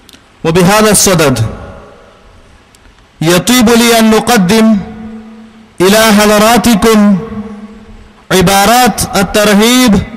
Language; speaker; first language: Arabic; non-native, fluent; Malayalam